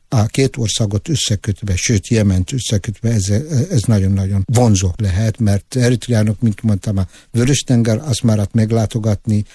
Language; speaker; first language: Hungarian; non-native, fluent; Tigrinya